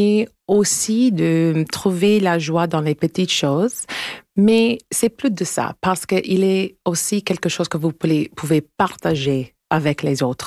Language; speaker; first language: French; non-native, local second language; English